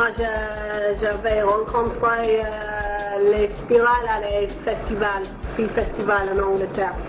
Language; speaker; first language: French; non-native, learner; English